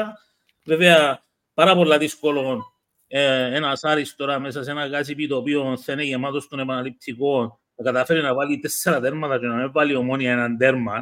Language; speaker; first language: Greek; native; Greek